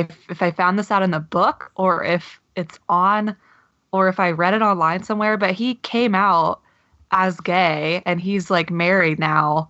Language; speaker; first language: English; native; English